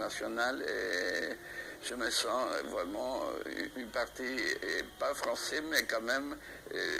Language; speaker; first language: French; non-native, fluent; Spanish